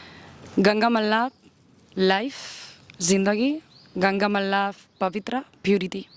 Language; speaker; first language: Hindi; non-native, learner; Spanish